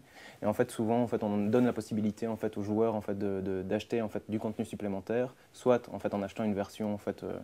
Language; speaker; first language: French; native; French